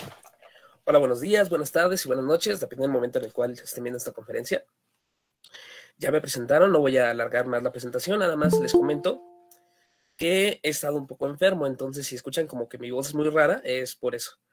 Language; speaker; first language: Spanish; native; Spanish